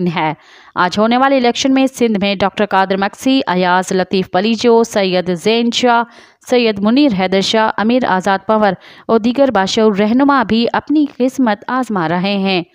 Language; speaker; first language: Urdu; non-native, local second language; Sindhi